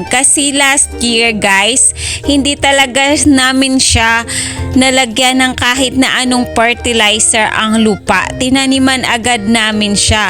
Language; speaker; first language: Filipino; native; Filipino